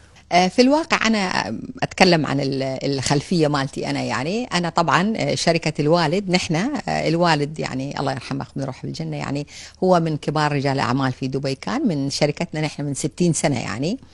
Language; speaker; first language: Arabic; native; Arabic